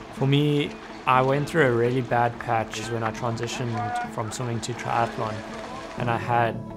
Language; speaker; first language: English; native; English